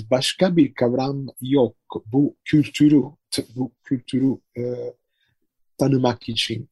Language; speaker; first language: Turkish; non-native, fluent; Italian